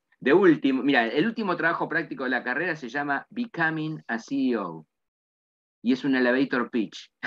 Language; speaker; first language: Spanish; native; Spanish